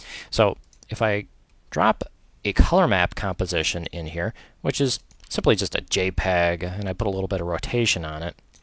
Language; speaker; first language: English; native; English